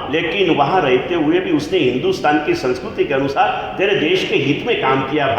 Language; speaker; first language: Hindi; non-native, local second language; Gujarati